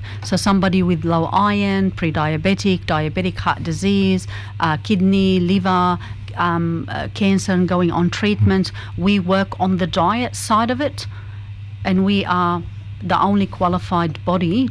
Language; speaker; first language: English; non-native, fluent; Arabic